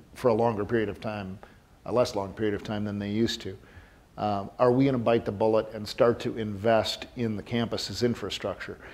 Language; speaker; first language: English; native; English